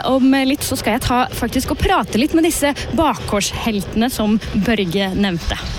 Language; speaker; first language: Norwegian; native; Norwegian